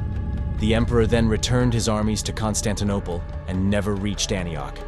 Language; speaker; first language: English; native; English